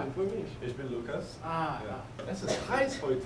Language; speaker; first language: German; non-native, learner; English